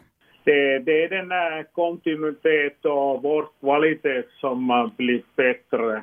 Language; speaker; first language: Swedish; non-native, local second language; Finnish